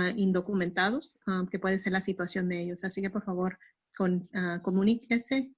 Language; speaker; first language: Spanish; early bilingual, heritage; Spanish